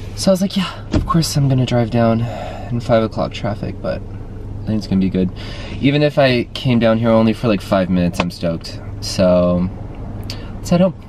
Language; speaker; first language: English; native; English